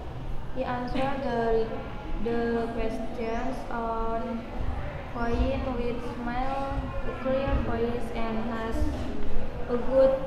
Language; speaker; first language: English; non-native, learner; Indonesian